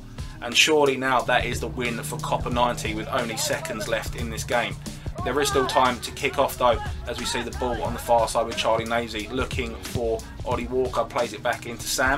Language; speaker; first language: English; native; English